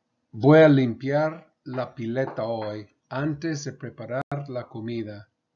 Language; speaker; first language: Spanish; non-native, fluent; English